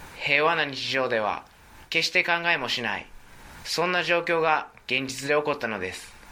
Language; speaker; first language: Japanese; native; Japanese